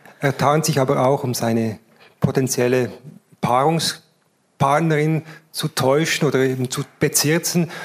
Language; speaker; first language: German; non-native, fluent; Italian